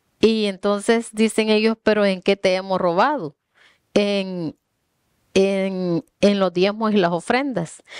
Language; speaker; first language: Spanish; native; Spanish